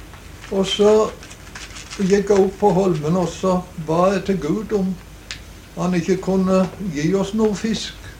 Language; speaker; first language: Norwegian; native; Norwegian